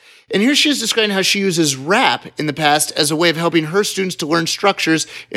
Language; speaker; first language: English; native; English